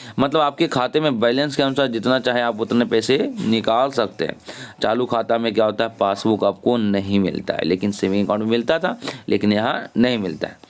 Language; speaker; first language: Hindi; native; Hindi